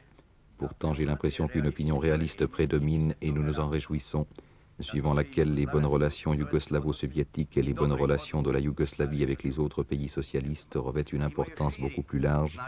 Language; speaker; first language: French; native; French